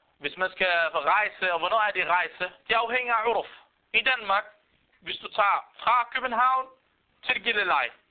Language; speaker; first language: Danish; non-native, fluent; Arabic